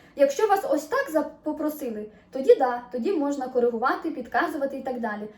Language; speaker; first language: Ukrainian; native; Ukrainian